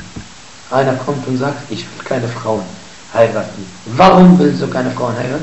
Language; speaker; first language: German; non-native, fluent; Arabic